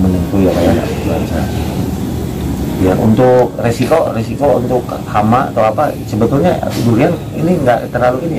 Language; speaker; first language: Indonesian; native; Indonesian